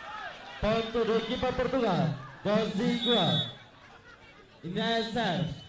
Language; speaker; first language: Portuguese; non-native, local second language; Tetum